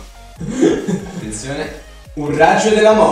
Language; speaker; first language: Italian; native; Italian